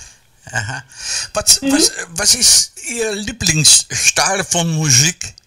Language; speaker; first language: German; non-native, learner; Dutch